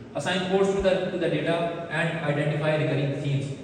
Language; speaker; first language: English; non-native, local second language; Urdu